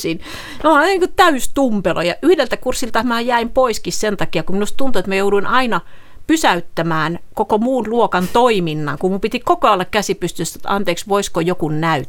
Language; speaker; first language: Finnish; native; Finnish